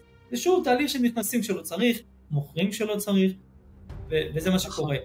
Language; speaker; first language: Hebrew; native; Hebrew